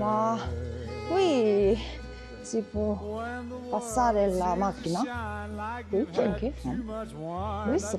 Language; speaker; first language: Italian; non-native, learner; Korean